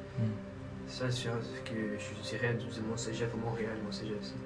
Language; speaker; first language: French; non-native, fluent; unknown